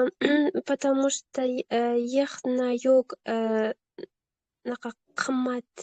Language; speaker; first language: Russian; non-native, learner; Uzbek